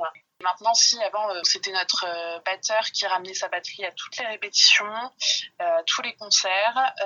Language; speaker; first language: French; native; French